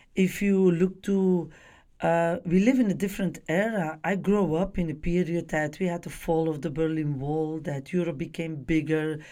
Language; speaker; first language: English; non-native, fluent; Dutch